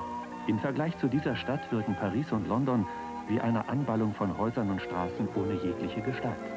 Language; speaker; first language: German; native; German